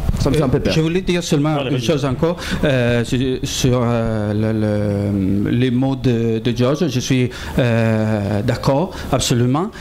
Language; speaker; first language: French; non-native, fluent; Italian